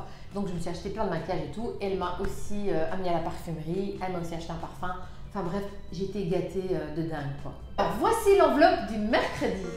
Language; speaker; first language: French; native; French